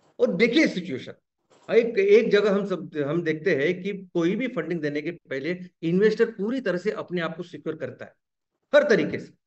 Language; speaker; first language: Hindi; non-native, local second language; Marathi